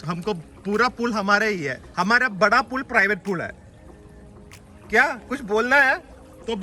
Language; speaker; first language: Hindi; non-native, local second language; Malayalam